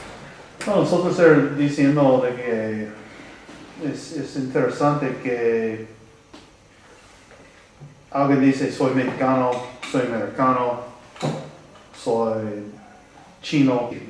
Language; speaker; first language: Spanish; non-native, learner; English